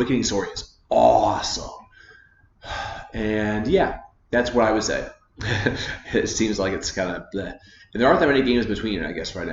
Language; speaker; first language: English; native; English